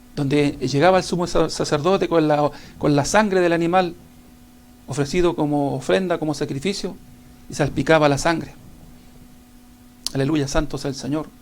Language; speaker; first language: Spanish; native; Spanish